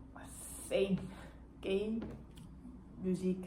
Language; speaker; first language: English; non-native, learner; Korean